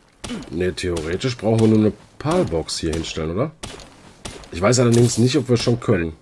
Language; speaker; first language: German; native; German